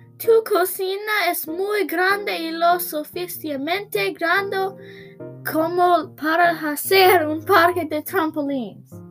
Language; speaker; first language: Spanish; non-native, learner; English